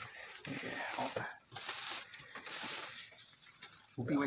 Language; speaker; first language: Chinese; native; Chinese